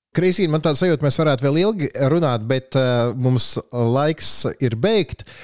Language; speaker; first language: Latvian; native; Latvian